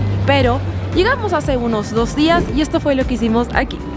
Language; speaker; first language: Spanish; native; Spanish